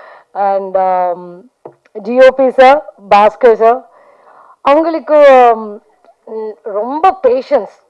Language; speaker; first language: Tamil; non-native, fluent; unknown